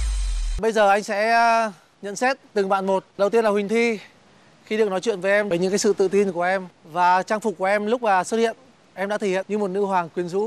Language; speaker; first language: Vietnamese; native; Vietnamese